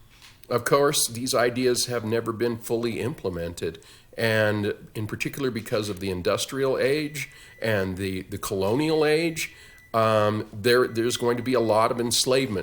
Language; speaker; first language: English; native; English